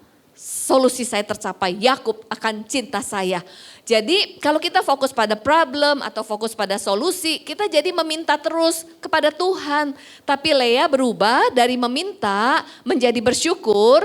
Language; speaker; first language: Indonesian; native; Indonesian